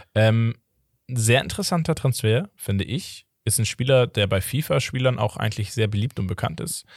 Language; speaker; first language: German; early bilingual, other home language; Portuguese